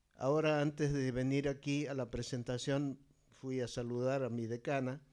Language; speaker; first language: Spanish; native; Spanish